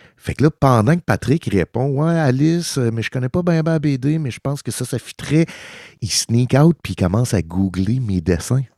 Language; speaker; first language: French; early bilingual, heritage; French